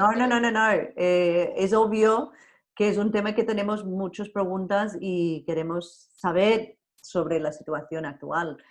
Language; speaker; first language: Spanish; non-native, fluent; English